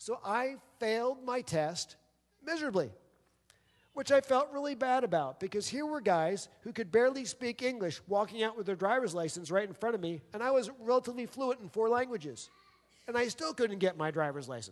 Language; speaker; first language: English; native; English